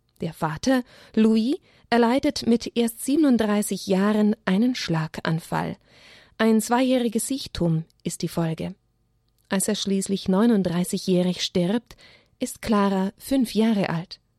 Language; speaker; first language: German; native; German